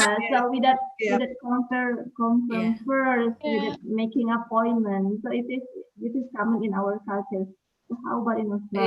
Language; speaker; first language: English; non-native, learner; Indonesian